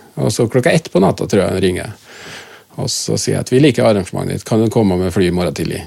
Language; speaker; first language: Norwegian; native; Norwegian